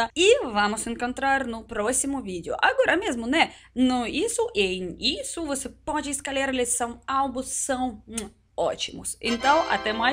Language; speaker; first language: Portuguese; non-native, learner; Russian